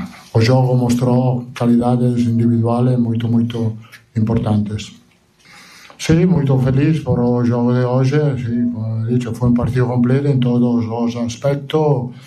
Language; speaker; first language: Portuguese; non-native, learner; Italian